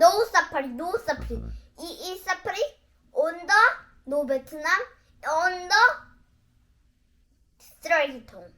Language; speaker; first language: English; non-native, learner; Korean